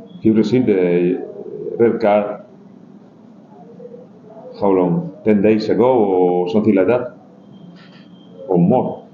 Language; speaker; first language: English; non-native, learner; Spanish